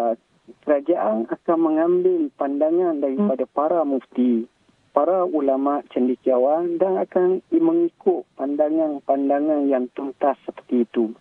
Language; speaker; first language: Malay; native; Malay